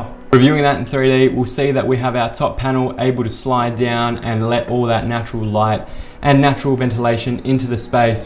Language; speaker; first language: English; native; English